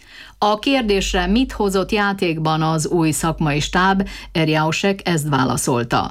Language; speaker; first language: Hungarian; native; Hungarian